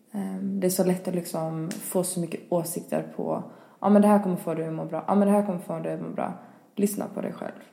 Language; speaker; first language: Swedish; early bilingual, other home language; Albanian